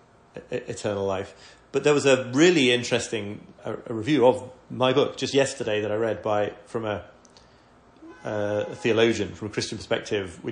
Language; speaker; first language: English; native; English